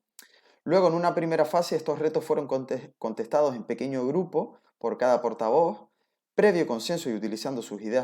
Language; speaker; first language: Spanish; native; Spanish